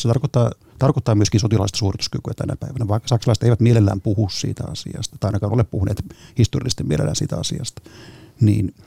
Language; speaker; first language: Finnish; native; Finnish